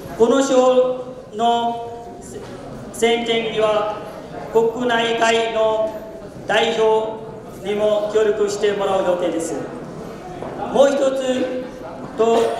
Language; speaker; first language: Japanese; non-native, fluent; Newari